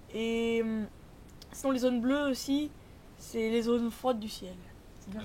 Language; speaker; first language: French; native; French